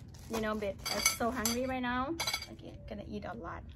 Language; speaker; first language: English; non-native, learner; Lao